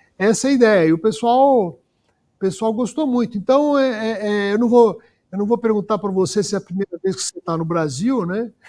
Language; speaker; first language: Portuguese; native; Portuguese